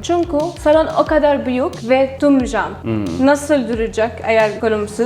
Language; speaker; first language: Turkish; non-native, learner; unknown